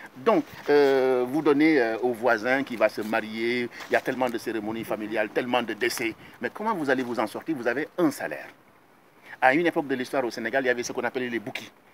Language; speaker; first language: French; non-native, local second language; Wolof